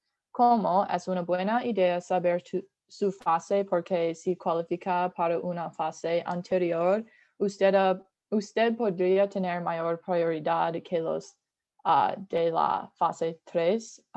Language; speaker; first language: Spanish; non-native, learner; English